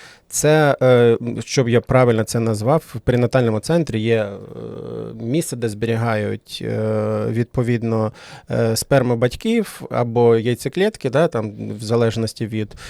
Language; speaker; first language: Ukrainian; native; Ukrainian